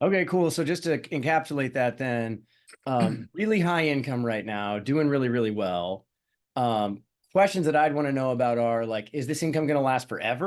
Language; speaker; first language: English; native; English